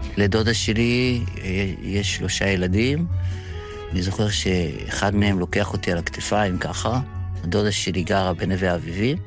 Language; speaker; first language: Hebrew; early bilingual, other home language; Yiddish